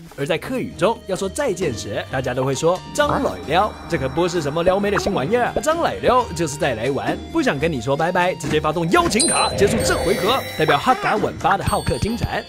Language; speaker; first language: Chinese; native; Chinese